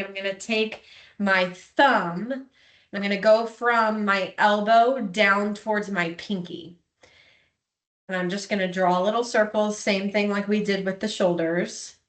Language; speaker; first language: English; native; English